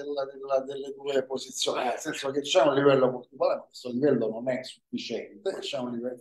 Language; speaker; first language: Italian; native; Italian